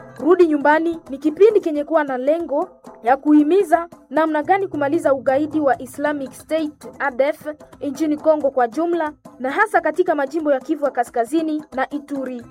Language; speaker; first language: Swahili; non-native, local second language; Nande